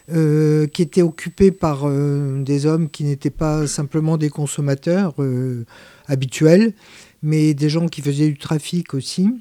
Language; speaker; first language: French; native; French